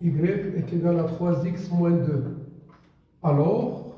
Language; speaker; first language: French; non-native, local second language; Arabic